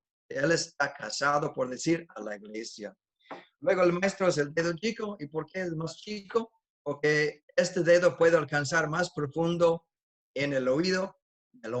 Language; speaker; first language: Spanish; non-native, fluent; English